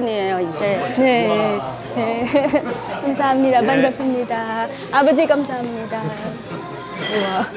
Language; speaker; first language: Korean; non-native, learner; Filipino